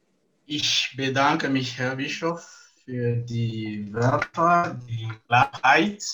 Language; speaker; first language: German; non-native, fluent; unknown